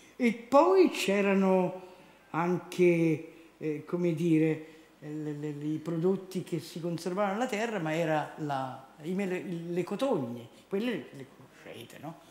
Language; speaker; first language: Italian; native; Italian